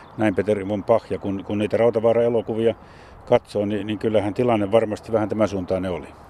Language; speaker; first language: Finnish; native; Finnish